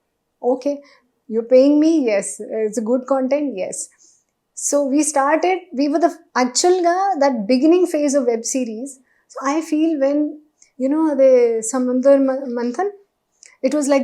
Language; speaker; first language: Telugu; non-native, learner; Hindi